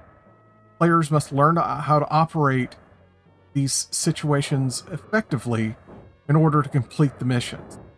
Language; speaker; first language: English; native; English